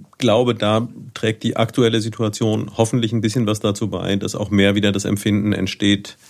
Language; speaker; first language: German; native; German